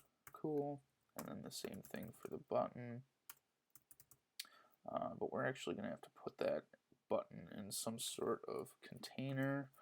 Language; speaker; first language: English; native; English